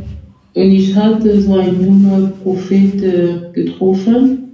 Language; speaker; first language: German; non-native, fluent; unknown